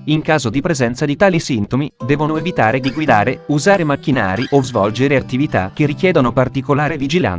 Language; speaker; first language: Italian; native; Italian